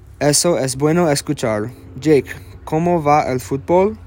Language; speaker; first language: Spanish; non-native, learner; English